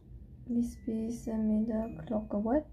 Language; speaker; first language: Norwegian; non-native, learner; German